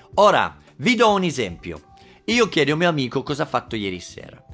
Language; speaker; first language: Italian; non-native, fluent; English